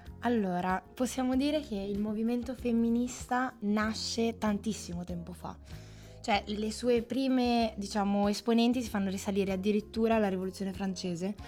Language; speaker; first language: Italian; native; Italian